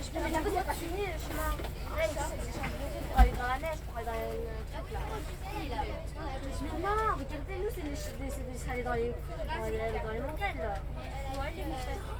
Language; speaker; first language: French; native; French